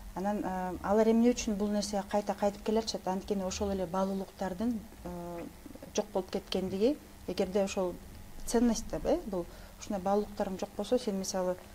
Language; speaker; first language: Kyrgyz; non-native, local second language; Russian